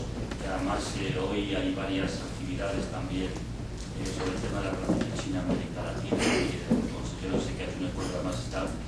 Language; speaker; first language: Spanish; native; Spanish